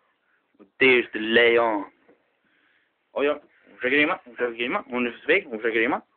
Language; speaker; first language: Swedish; native; Swedish